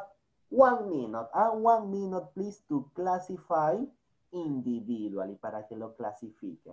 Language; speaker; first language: English; non-native, fluent; Spanish